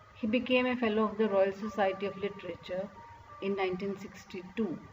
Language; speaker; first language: English; non-native, local second language; Punjabi